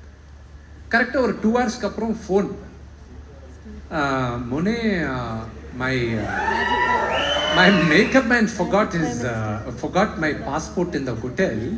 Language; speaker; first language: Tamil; non-native, local second language; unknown